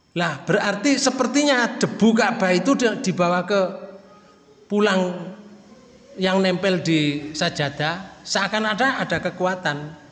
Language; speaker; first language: Indonesian; non-native, local second language; Javanese